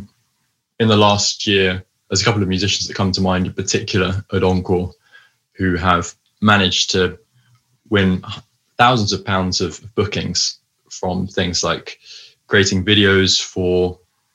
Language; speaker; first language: English; native; English